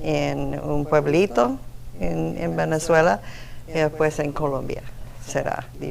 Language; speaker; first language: Spanish; non-native, fluent; English